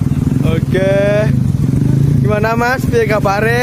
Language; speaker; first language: Indonesian; native; Indonesian